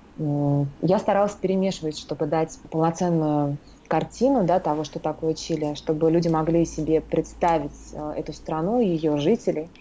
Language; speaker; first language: Russian; native; Russian